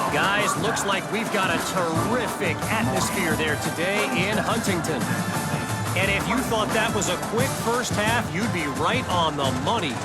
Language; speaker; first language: English; native; English